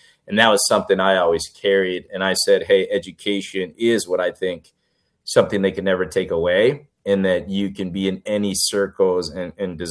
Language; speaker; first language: English; early bilingual, other home language; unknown